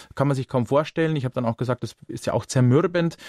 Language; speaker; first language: German; native; German